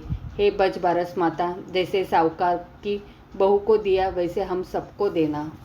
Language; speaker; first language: Hindi; native; Hindi